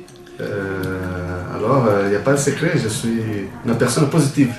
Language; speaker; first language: French; non-native, fluent; Portuguese